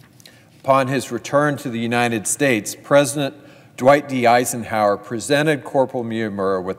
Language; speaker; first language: English; native; English